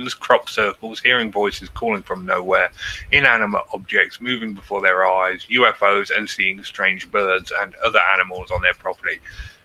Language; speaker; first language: English; native; English